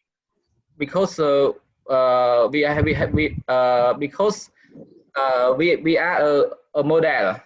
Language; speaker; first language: English; non-native, learner; Khmer